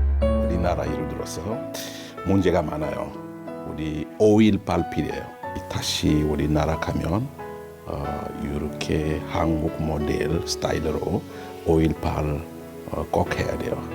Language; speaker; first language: Korean; non-native, learner; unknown